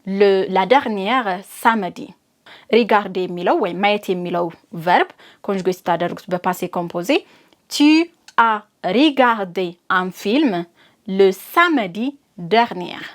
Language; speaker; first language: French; non-native, fluent; Amharic